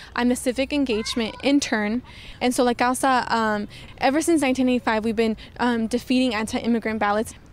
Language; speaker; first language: English; native; English